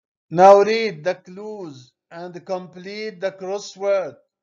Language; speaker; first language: English; non-native, fluent; Arabic